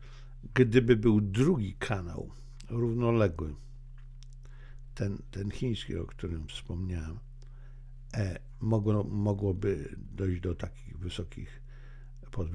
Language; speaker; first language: Polish; native; Polish